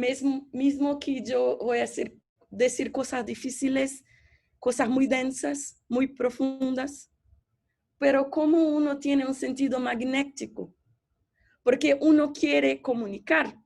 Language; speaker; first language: Spanish; non-native, fluent; Portuguese